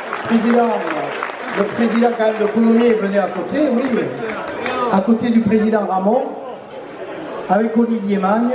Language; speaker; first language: French; native; French